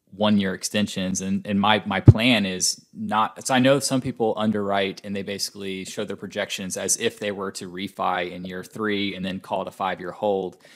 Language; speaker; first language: English; native; English